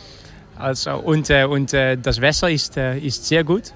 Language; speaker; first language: German; non-native, learner; Dutch